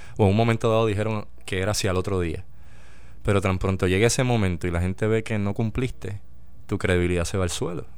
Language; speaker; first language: Spanish; native; Spanish